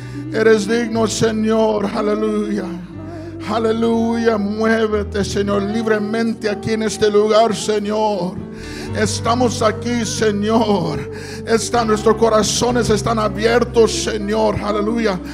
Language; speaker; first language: Spanish; early bilingual, heritage; Spanish